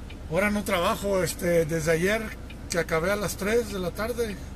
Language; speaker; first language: Spanish; native; Spanish